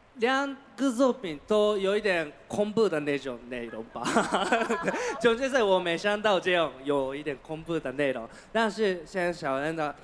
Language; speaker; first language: Chinese; non-native, learner; Japanese